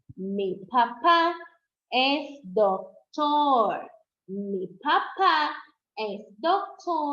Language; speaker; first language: Spanish; non-native, fluent; English